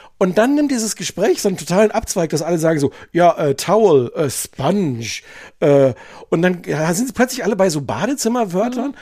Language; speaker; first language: German; native; German